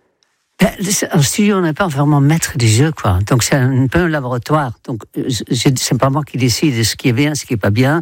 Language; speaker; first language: French; non-native, fluent; Dutch